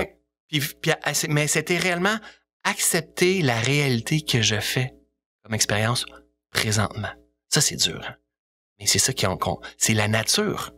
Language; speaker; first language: French; native; French